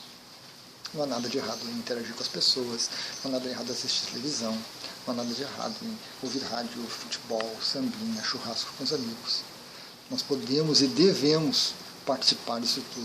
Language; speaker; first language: Portuguese; native; Portuguese